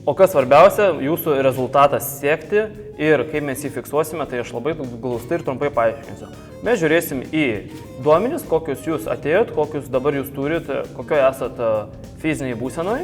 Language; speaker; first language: Lithuanian; native; Lithuanian